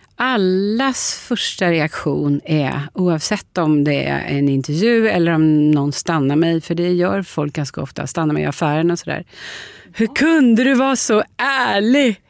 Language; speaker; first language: Swedish; native; Swedish